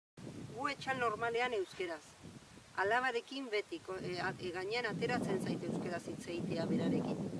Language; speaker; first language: Basque; non-native, fluent; Spanish